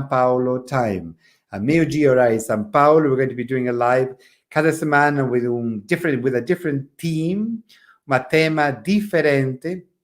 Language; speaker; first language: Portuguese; non-native, fluent; English